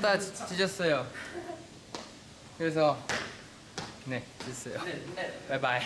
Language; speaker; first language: Korean; non-native, fluent; Thai